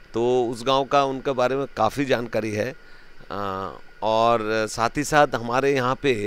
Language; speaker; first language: Hindi; native; Hindi